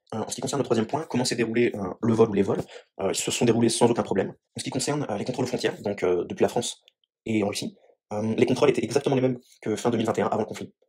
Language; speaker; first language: French; native; French